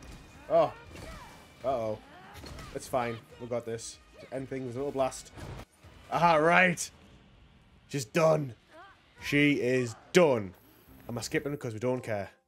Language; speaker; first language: English; native; English